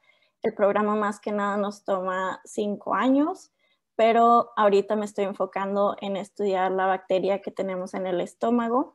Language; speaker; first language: Spanish; non-native, local second language; English